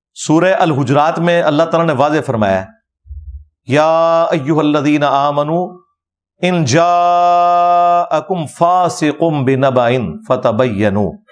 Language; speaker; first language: Urdu; non-native, local second language; Punjabi